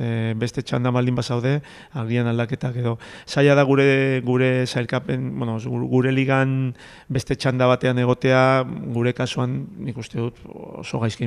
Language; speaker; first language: Basque; native; Basque